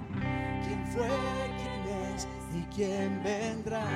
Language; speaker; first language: Spanish; native; Spanish